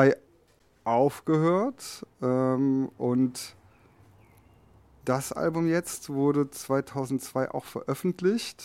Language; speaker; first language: German; native; German